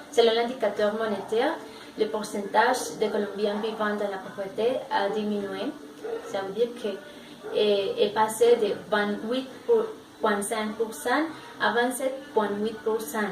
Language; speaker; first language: French; non-native, learner; Spanish